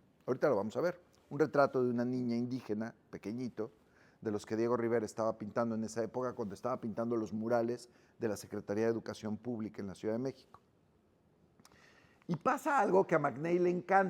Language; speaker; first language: Spanish; native; Spanish